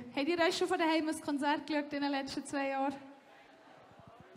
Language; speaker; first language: German; native; German